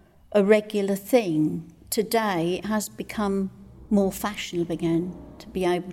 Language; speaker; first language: English; native; English